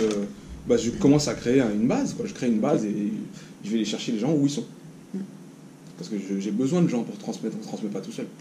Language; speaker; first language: French; native; French